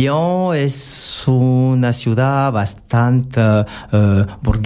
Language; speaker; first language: Catalan; non-native, learner; French